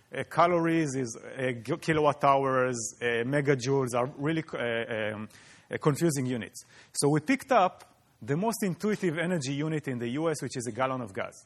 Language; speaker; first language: English; non-native, fluent; Hebrew